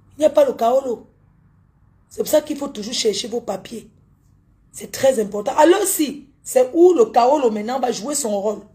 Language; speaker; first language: French; native; French